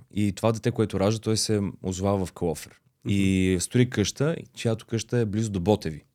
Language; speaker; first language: Bulgarian; native; Bulgarian